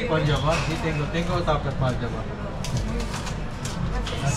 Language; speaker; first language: Spanish; non-native, fluent; Filipino